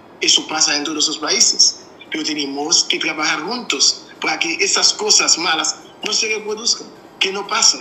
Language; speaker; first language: Spanish; non-native, fluent; Haitian Creole